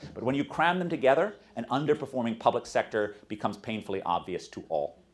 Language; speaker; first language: English; native; English